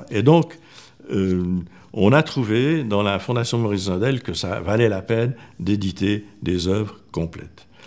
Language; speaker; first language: French; native; French